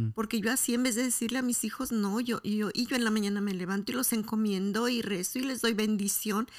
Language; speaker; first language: Spanish; native; Spanish